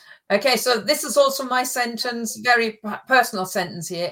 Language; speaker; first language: English; early bilingual, other home language; German